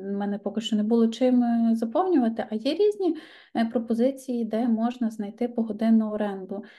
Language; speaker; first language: Ukrainian; native; Ukrainian